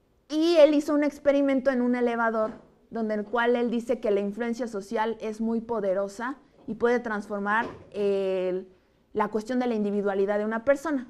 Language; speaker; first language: Spanish; native; Spanish